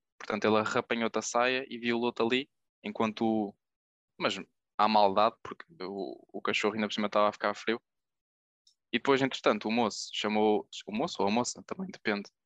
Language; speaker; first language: Portuguese; native; Portuguese